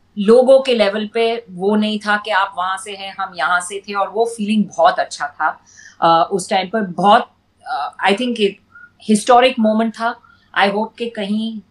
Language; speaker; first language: Hindi; non-native, local second language; English